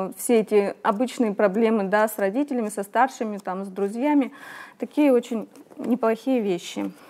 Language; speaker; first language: Russian; native; Russian